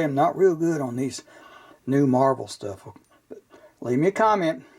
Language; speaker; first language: English; native; English